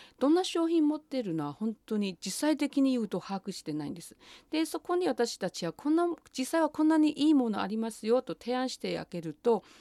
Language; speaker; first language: Japanese; non-native, fluent; Chinese